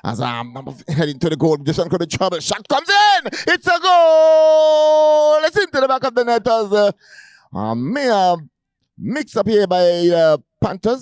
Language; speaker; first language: English; native; English